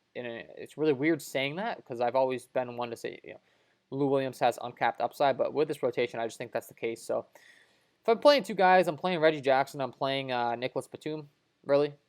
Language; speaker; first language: English; native; English